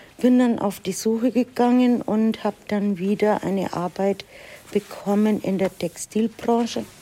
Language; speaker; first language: German; native; German